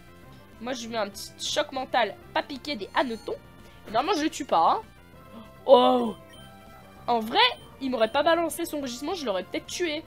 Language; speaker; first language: French; native; French